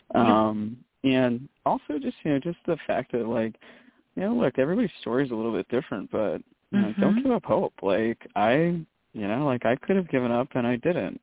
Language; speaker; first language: English; native; English